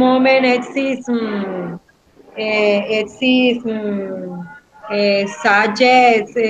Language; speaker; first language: English; non-native, learner; Spanish